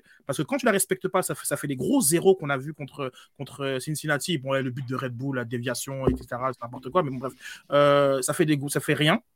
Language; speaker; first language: French; native; French